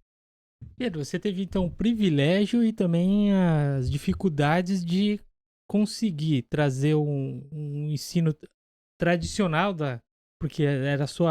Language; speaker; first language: Portuguese; native; Portuguese